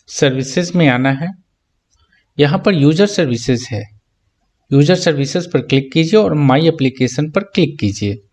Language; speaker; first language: Hindi; native; Hindi